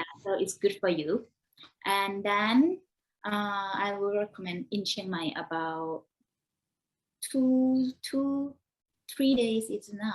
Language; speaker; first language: English; non-native, learner; Thai